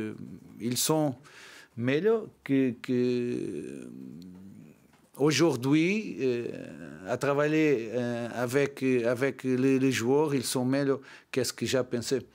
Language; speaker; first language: French; non-native, learner; Portuguese